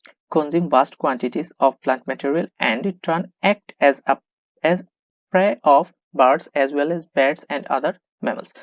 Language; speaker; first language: English; non-native, local second language; Bangla